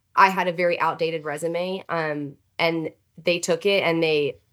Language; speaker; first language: English; native; English